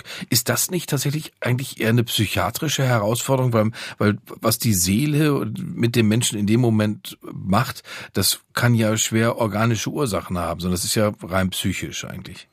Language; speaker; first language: German; native; German